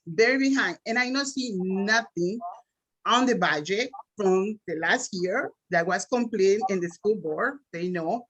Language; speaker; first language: English; non-native, learner; Spanish